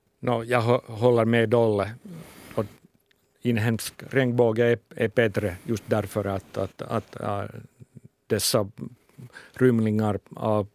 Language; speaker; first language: Swedish; non-native, local second language; Finnish